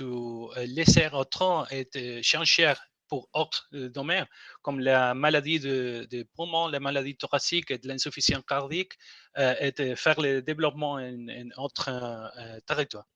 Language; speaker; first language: French; non-native, learner; Spanish